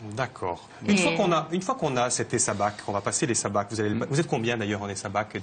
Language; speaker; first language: French; native; French